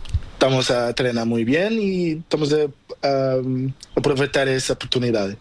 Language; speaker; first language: Spanish; non-native, learner; Portuguese